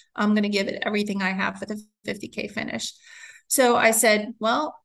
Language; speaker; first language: English; native; English